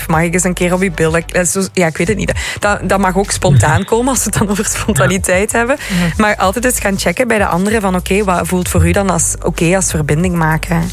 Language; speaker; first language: Dutch; native; Dutch